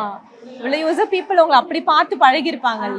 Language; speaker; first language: Tamil; native; Tamil